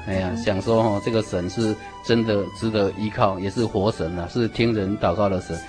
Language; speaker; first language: Chinese; native; Chinese